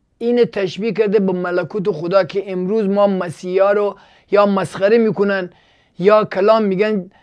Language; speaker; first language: Persian; native; Persian